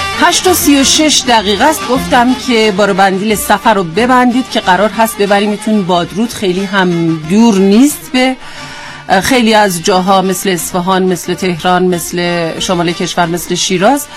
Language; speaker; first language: Persian; native; Persian